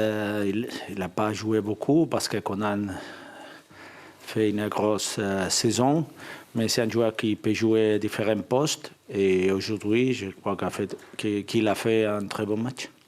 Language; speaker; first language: French; non-native, fluent; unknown